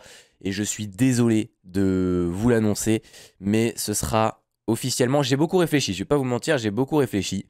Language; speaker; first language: French; native; French